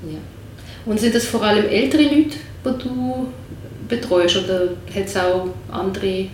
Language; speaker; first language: German; native; German